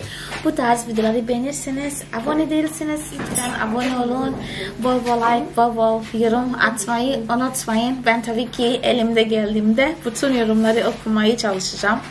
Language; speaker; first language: Turkish; non-native, fluent; Portuguese